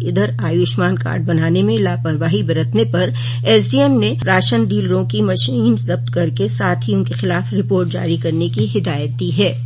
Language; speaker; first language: Urdu; native; Urdu